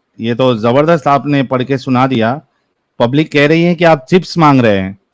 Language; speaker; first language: Hindi; native; Hindi